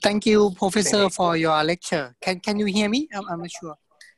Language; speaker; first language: English; non-native, learner; Thai